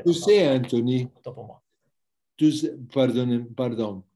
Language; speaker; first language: French; non-native, learner; Italian